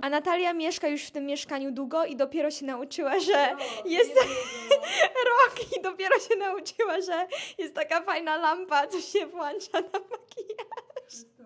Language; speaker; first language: Polish; early bilingual, heritage; Polish